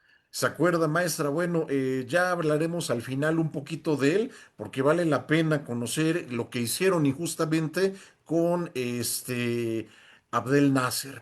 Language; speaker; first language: Spanish; native; Spanish